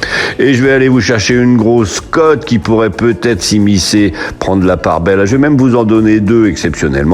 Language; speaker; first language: French; native; French